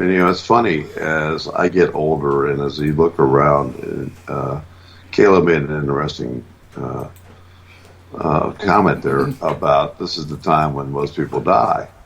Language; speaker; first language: English; native; English